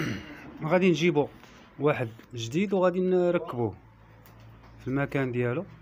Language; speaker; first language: Arabic; native; Arabic